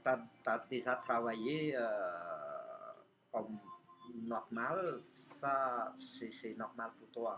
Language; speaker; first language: French; non-native, fluent; Khmer